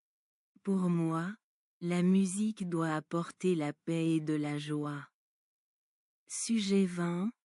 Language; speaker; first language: French; non-native, learner; Bangla